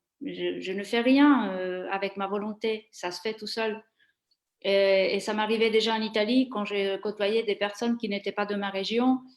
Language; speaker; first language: French; non-native, fluent; Italian